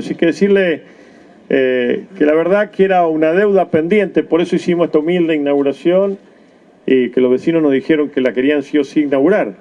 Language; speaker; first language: Spanish; native; Spanish